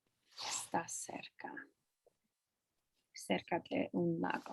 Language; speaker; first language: Spanish; non-native, learner; English